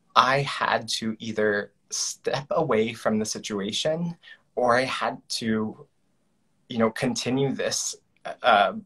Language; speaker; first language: English; native; English